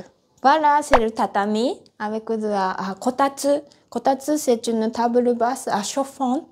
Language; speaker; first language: French; non-native, learner; Japanese